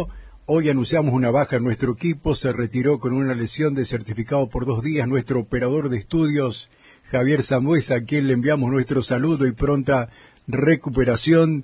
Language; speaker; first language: Spanish; native; Spanish